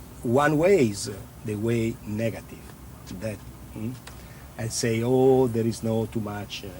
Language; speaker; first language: English; non-native, learner; Italian